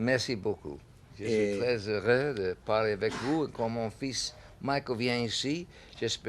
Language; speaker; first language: French; non-native, learner; English